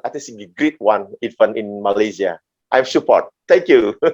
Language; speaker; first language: English; non-native, learner; Indonesian